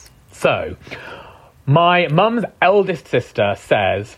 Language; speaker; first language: English; non-native, local second language; Punjabi